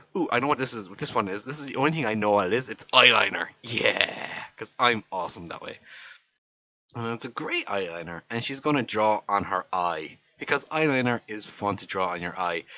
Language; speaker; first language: English; native; English